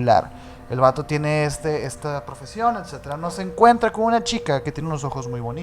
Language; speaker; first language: Spanish; native; Spanish